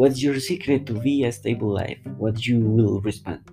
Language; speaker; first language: English; non-native, fluent; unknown